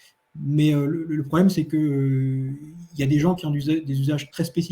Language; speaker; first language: French; native; French